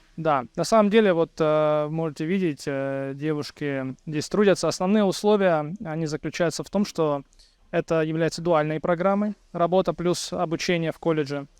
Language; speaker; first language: Russian; native; Russian